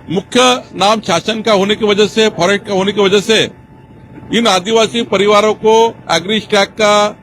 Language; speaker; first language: Hindi; non-native, local second language; Marathi